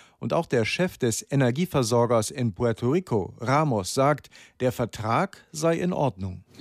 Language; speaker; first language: German; native; German